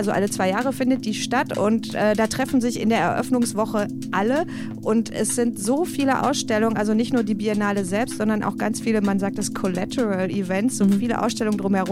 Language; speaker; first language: German; native; German